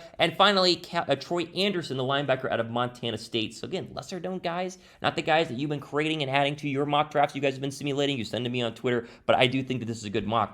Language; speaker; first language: English; native; English